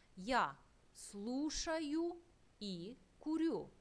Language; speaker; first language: Russian; non-native, fluent; Turkish